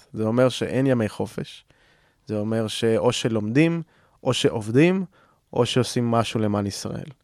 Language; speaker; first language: Hebrew; non-native, fluent; Spanish